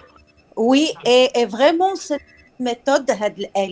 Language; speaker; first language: French; non-native, local second language; Arabic